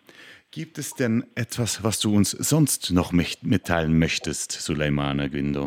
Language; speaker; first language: German; native; German